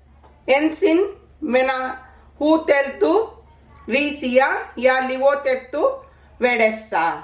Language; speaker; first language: Finnish; non-native, learner; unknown